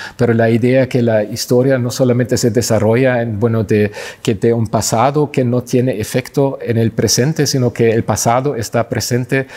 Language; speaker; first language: Spanish; non-native, fluent; German